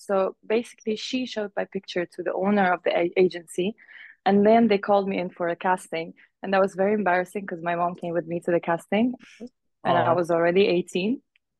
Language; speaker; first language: English; non-native, fluent; Uzbek